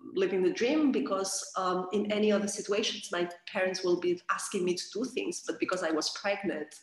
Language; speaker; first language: English; non-native, fluent; Catalan